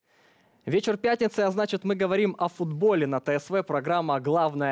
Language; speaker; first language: Russian; native; Russian